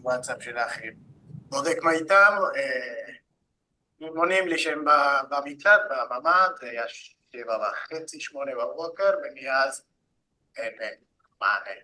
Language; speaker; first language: Hebrew; non-native, fluent; Spanish